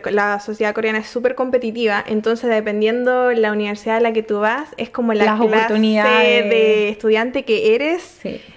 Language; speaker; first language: Spanish; native; Spanish